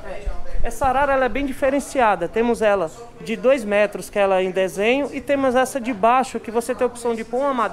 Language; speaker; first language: Portuguese; native; Portuguese